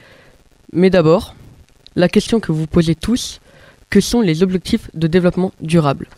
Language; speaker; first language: French; native; French